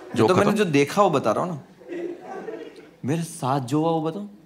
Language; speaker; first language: Hindi; non-native, local second language; Gujarati